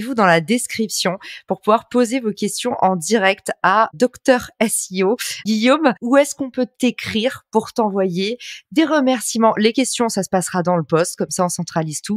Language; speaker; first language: French; native; French